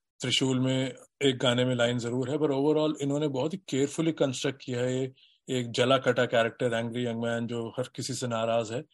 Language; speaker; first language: Hindi; native; Hindi